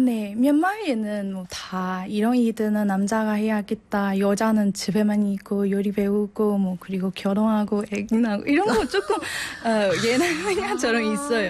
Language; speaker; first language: Korean; non-native, learner; Burmese